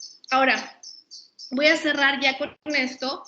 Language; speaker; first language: Spanish; native; Spanish